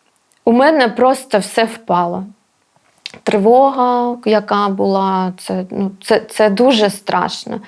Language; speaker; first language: Ukrainian; non-native, local second language; Russian